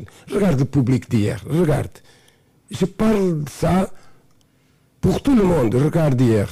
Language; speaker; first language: French; non-native, fluent; Portuguese